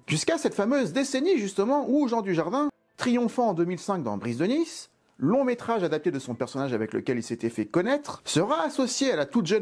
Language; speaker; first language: French; native; French